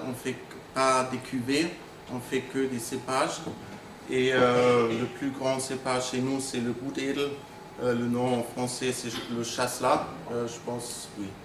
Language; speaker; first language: French; non-native, fluent; German